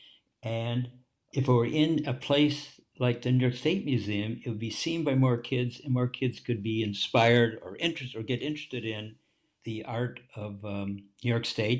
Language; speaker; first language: English; native; English